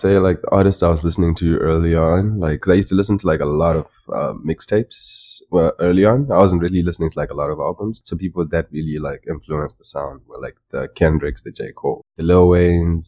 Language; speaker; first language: English; non-native, local second language; Shona